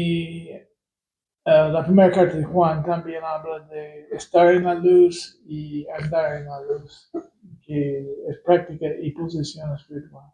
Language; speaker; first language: Spanish; non-native, fluent; English